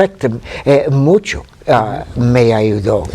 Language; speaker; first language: Spanish; non-native, fluent; English